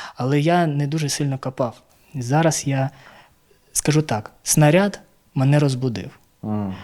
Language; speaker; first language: Ukrainian; non-native, local second language; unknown